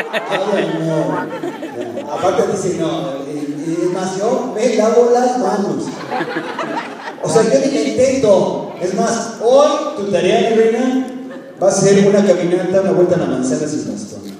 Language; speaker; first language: Spanish; native; Spanish